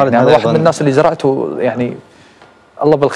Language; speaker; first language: Arabic; native; Arabic